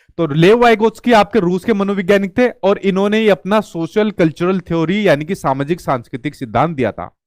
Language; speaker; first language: Hindi; native; Hindi